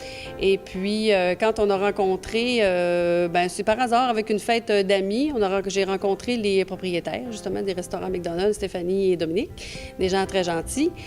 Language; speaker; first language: French; native; French